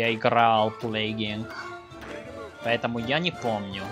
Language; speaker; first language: Russian; non-native, learner; English